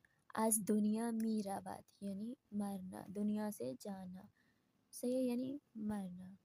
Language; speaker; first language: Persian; non-native, fluent; Urdu